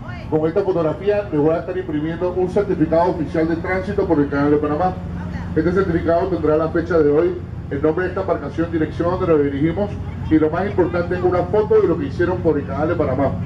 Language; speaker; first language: Spanish; native; Spanish